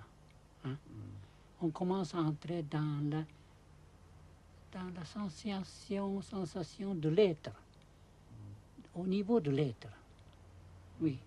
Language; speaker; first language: French; non-native, fluent; Japanese